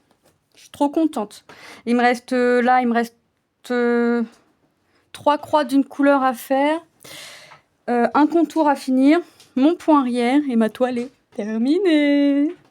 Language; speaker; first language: French; native; French